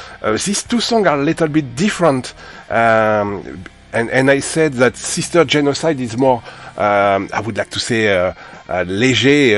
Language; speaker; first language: English; non-native, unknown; French